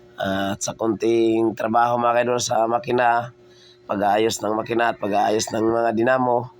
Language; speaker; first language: Filipino; non-native, local second language; Cebuano